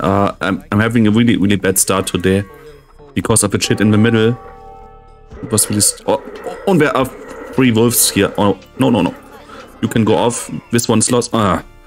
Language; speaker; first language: English; non-native, fluent; German